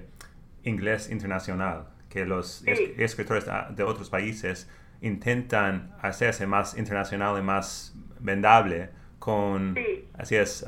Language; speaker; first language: Spanish; non-native, learner; English